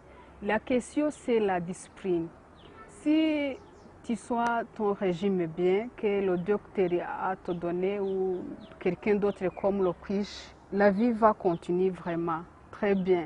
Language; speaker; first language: French; non-native, learner; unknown